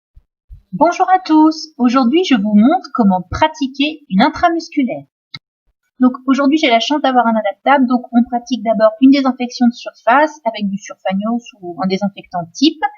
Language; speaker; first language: French; native; French